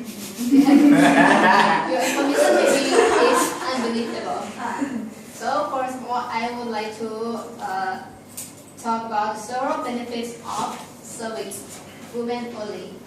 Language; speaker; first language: English; non-native, learner; Thai